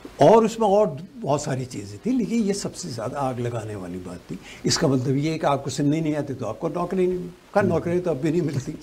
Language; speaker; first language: Urdu; native; Urdu